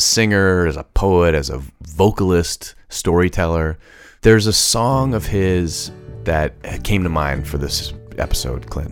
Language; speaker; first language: English; native; English